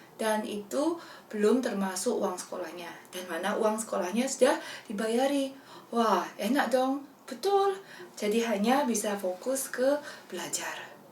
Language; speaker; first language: Indonesian; native; Indonesian